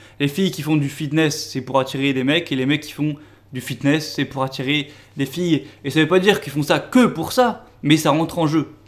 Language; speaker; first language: French; native; French